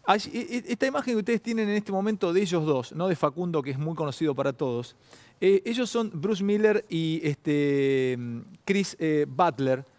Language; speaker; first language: Spanish; native; Spanish